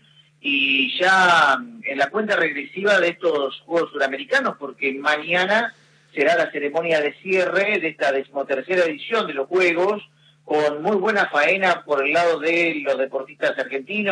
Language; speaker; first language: Spanish; native; Spanish